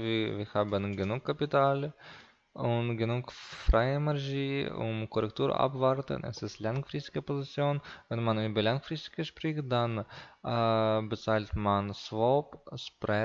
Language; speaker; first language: German; non-native, learner; Russian